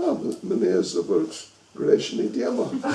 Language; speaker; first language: Russian; non-native, learner; English